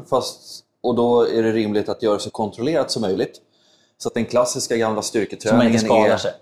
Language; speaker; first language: Swedish; native; Swedish